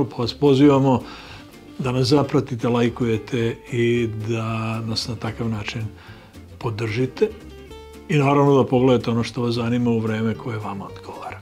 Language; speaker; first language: Bosnian; native; Bosnian